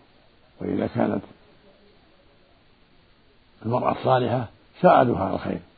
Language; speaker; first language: Arabic; native; Arabic